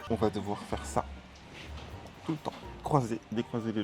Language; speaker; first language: French; native; French